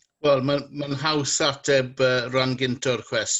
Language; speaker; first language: Welsh; native; Welsh